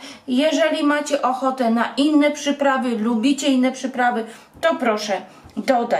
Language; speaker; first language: Polish; native; Polish